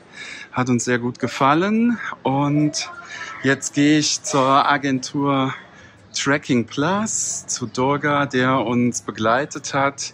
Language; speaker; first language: German; native; German